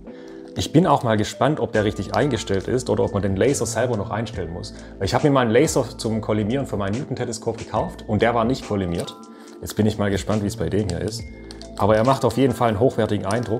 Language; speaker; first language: German; native; German